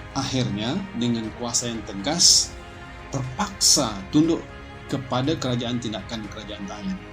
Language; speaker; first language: Malay; native; Malay